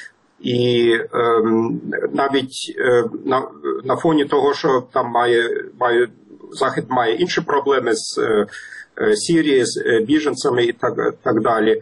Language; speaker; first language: Ukrainian; non-native, fluent; German